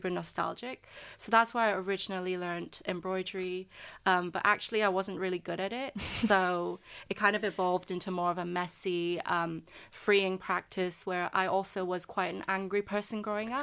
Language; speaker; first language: English; non-native, local second language; Cantonese